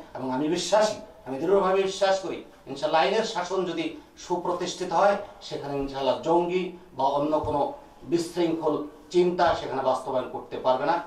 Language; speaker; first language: Bangla; native; Bangla